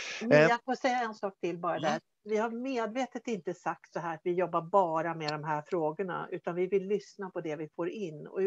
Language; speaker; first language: Swedish; native; Swedish